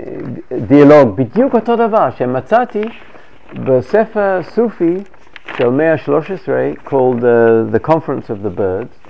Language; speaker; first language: Hebrew; non-native, fluent; English